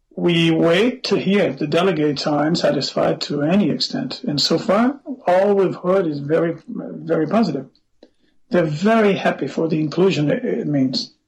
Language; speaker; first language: English; non-native, fluent; Portuguese